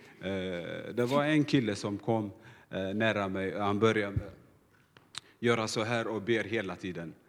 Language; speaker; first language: Swedish; non-native, learner; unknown